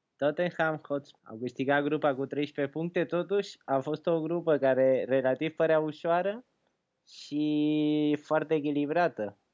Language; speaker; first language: Romanian; early bilingual, heritage; Romanian